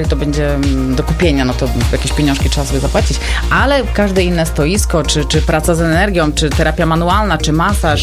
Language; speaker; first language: Polish; native; Polish